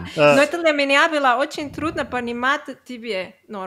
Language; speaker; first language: Russian; non-native, learner; Catalan